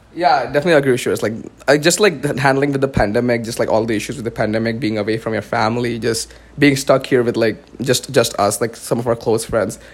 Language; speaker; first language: English; non-native, local second language; Marathi